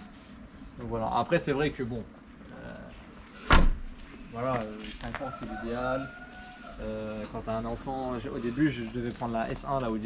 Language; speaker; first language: French; native; French